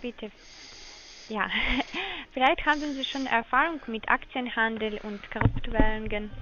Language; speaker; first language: German; non-native, learner; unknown